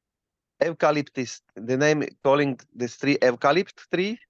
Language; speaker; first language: English; non-native, learner; Slovak